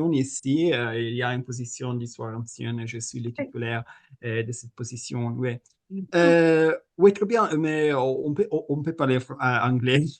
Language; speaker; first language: French; non-native, fluent; Italian